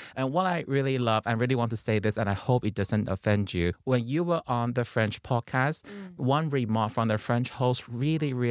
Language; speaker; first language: English; non-native, fluent; Chinese